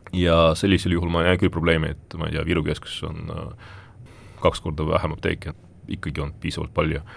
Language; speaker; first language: Estonian; non-native, local second language; Russian